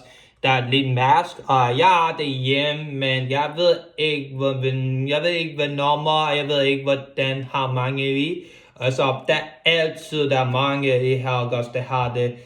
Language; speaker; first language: Danish; non-native, local second language; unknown